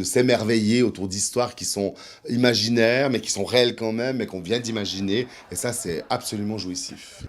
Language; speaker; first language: French; native; French